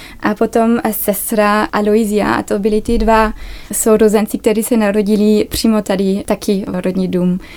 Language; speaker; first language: Czech; early bilingual, other home language; German